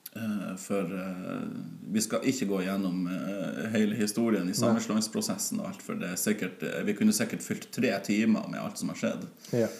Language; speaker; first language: Norwegian; native; Norwegian